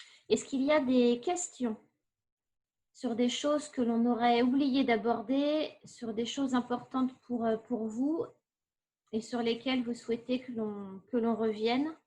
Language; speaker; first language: French; native; French